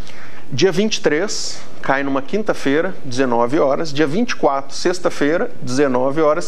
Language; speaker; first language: Portuguese; native; Portuguese